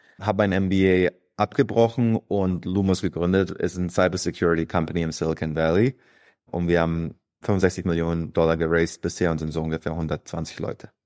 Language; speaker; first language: German; early bilingual, other home language; Croatian